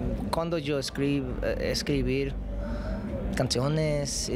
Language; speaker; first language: Spanish; non-native, learner; English